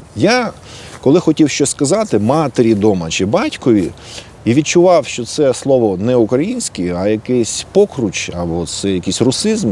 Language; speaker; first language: Ukrainian; native; Ukrainian